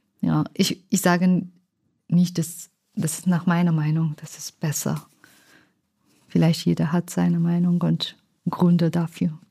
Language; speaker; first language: German; non-native, learner; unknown